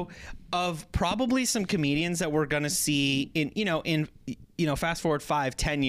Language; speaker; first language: English; native; English